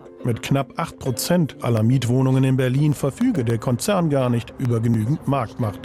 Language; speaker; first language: German; native; German